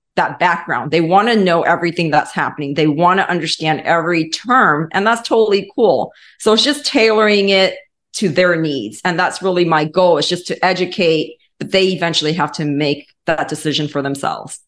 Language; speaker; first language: English; native; English